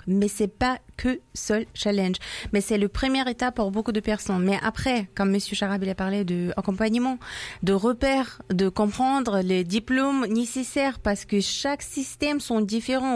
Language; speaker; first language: French; non-native, fluent; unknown